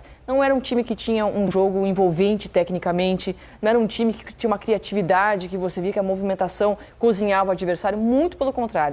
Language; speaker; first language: Portuguese; native; Portuguese